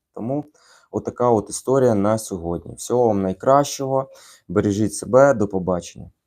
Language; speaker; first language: Ukrainian; native; Ukrainian